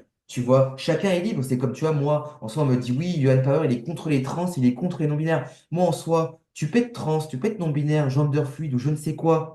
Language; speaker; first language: French; native; French